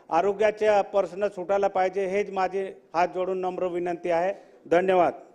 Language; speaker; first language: Marathi; non-native, local second language; Bhili